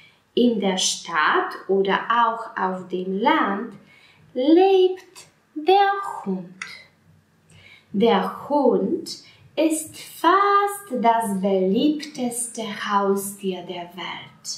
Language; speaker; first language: German; non-native, fluent; Polish